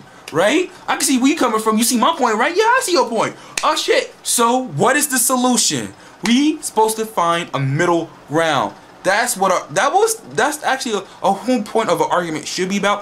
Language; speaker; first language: English; native; English